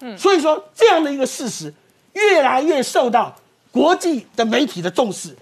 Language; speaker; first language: Chinese; native; Chinese